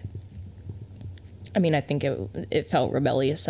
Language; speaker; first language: English; native; English